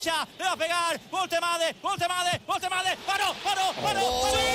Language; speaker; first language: Spanish; native; Spanish